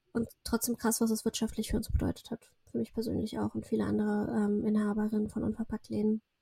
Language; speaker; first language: German; early bilingual, other home language; Russian